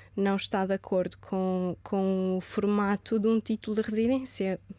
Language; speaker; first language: Portuguese; early bilingual, other home language; Romanian